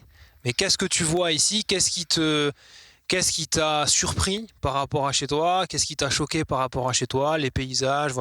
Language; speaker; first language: French; native; French